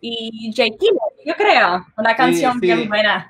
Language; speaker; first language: Spanish; early bilingual, heritage; Spanish